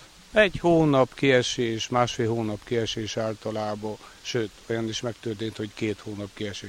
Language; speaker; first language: Hungarian; native; Hungarian